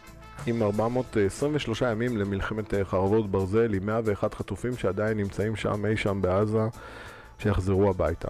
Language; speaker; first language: Hebrew; native; Hebrew